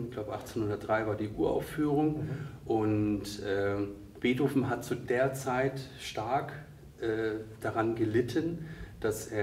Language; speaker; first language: German; native; German